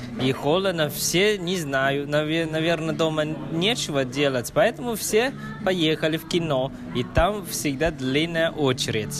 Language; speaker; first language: Russian; non-native, fluent; Chinese